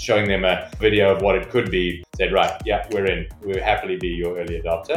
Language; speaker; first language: English; native; English